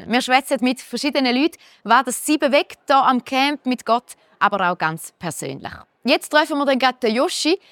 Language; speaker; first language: German; native; German